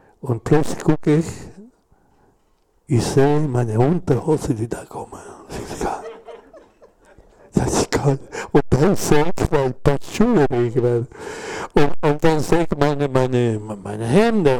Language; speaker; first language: German; non-native, learner; Spanish